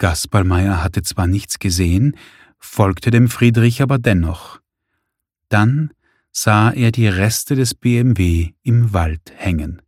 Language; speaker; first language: German; native; German